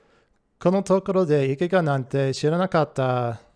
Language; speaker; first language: Japanese; non-native, learner; English